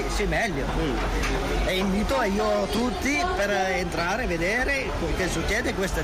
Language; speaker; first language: Italian; non-native, learner; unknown